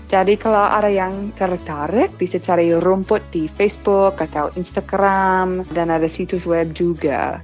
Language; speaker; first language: Indonesian; non-native, fluent; English